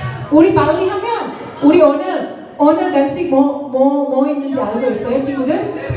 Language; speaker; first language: Korean; native; Korean